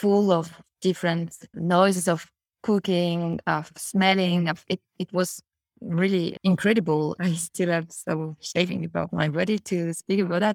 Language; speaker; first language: English; non-native, fluent; French